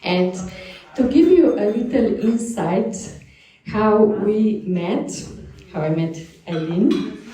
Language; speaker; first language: English; non-native, fluent; Slovenian